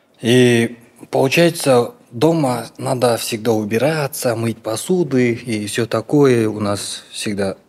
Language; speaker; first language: Russian; non-native, local second language; Kyrgyz